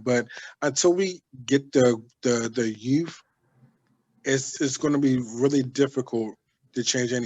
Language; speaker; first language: English; native; English